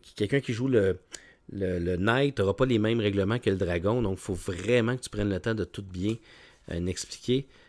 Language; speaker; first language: French; native; French